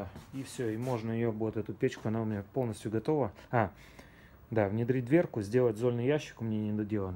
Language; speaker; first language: Russian; native; Russian